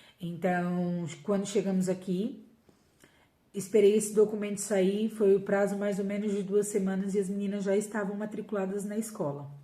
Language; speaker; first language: Portuguese; native; Portuguese